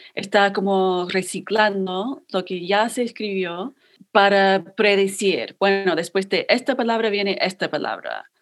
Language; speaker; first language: Spanish; non-native, fluent; English